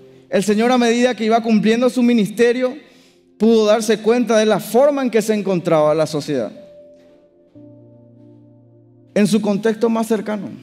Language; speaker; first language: Spanish; native; Spanish